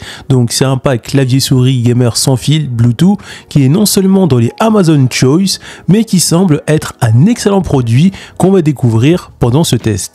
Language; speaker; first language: French; native; French